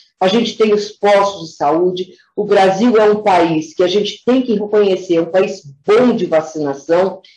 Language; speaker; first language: Portuguese; native; Portuguese